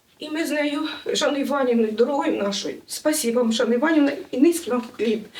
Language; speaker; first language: Ukrainian; native; Ukrainian